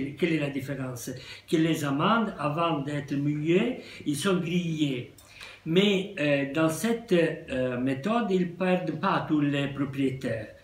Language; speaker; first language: French; non-native, fluent; Italian